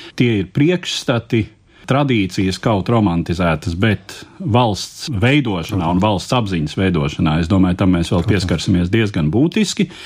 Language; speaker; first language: Latvian; native; Latvian